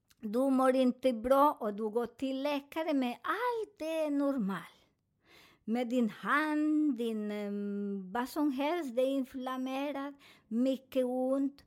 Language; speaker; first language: Swedish; non-native, fluent; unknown